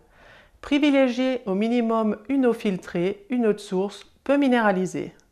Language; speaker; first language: French; native; French